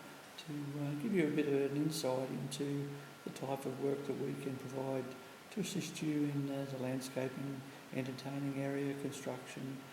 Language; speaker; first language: English; native; English